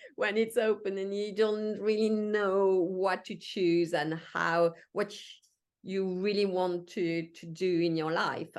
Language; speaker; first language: English; non-native, fluent; French